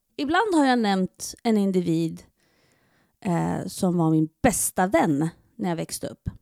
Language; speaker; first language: Swedish; native; Swedish